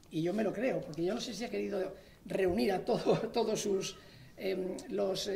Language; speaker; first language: Spanish; native; Spanish